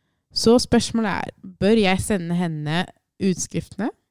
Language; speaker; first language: Norwegian; native; Norwegian